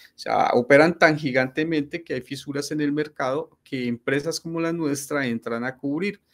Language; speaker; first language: Spanish; native; Spanish